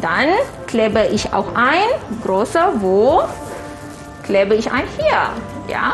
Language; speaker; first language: German; non-native, fluent; Malay